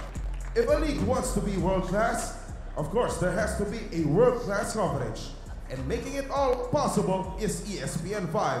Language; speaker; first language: English; non-native, local second language; Filipino